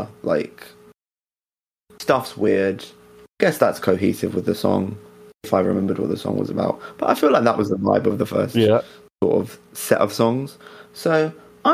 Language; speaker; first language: English; native; English